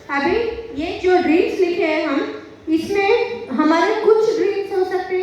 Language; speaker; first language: Hindi; non-native, local second language; Telugu